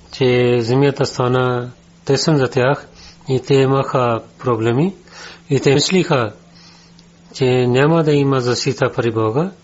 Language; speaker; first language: Bulgarian; non-native, learner; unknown